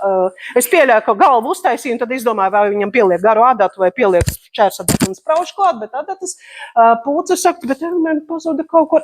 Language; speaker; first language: Latvian; native; Latvian